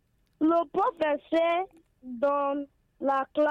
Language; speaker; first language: French; non-native, learner; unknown